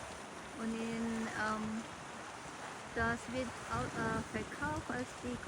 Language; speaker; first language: German; non-native, learner; Cebuano